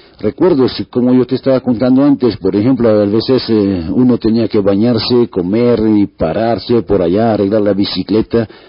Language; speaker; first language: Spanish; non-native, fluent; French